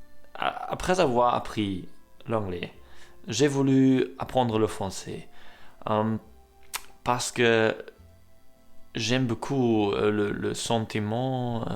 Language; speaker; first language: French; non-native, learner; German